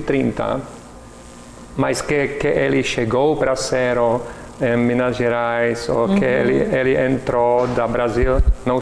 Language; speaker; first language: Portuguese; non-native, learner; Czech